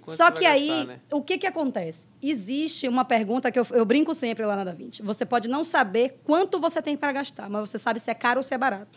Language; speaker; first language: Portuguese; native; Portuguese